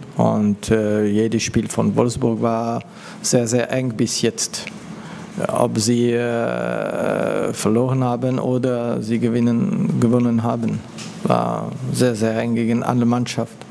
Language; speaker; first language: German; non-native, learner; French